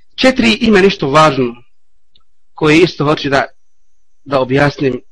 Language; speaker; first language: Bosnian; non-native, learner; Arabic